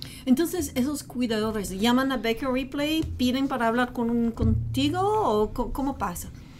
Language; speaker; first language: Spanish; non-native, fluent; English